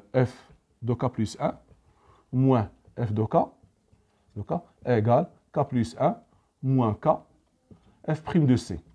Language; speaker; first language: French; non-native, local second language; Arabic